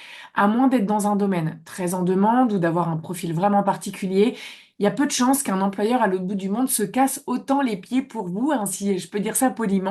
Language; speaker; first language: French; native; French